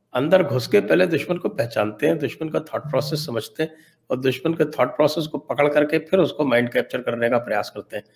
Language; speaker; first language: Hindi; native; Hindi